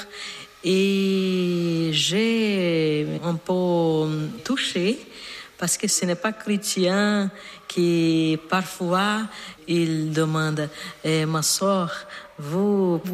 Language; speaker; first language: French; non-native, learner; Portuguese